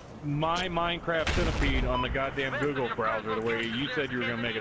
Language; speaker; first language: English; native; English